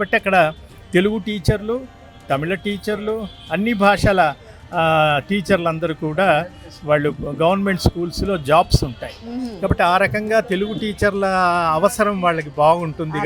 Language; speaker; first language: Telugu; native; Telugu